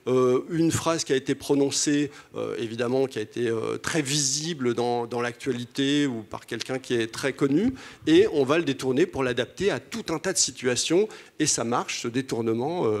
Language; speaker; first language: French; native; French